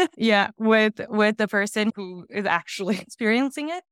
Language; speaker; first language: English; non-native, fluent; Portuguese